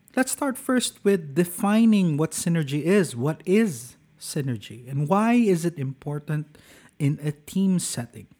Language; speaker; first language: English; non-native, local second language; Cebuano